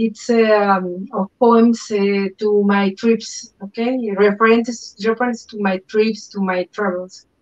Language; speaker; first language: English; non-native, learner; Spanish